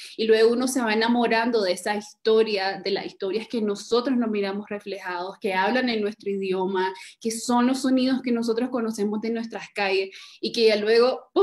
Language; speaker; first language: Spanish; native; Spanish